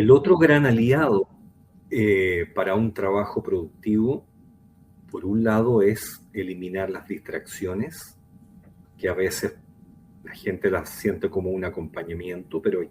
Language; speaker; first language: Spanish; native; Spanish